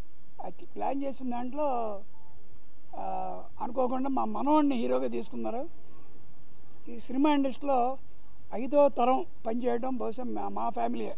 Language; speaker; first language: Telugu; native; Telugu